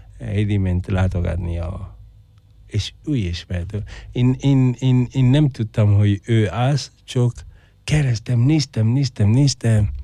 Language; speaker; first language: Hungarian; non-native, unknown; Spanish